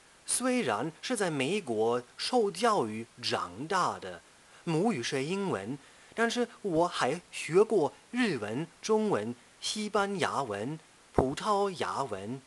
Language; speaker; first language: Chinese; non-native, fluent; German